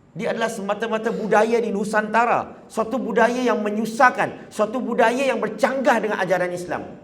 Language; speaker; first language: Malay; non-native, local second language; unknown